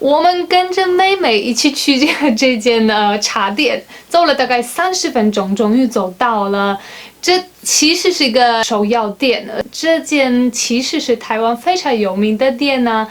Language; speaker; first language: Chinese; non-native, fluent; Polish